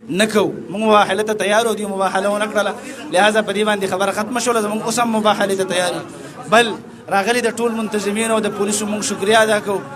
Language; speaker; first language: Pashto; native; Pashto